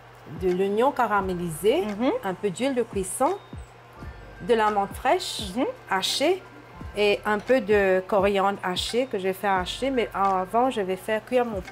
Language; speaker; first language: French; non-native, local second language; Morisyen